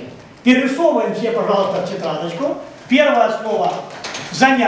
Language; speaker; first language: Russian; native; Russian